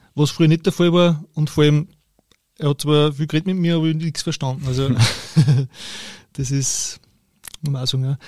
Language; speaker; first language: German; native; German